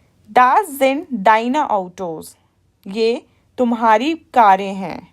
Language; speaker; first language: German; non-native, fluent; Hindi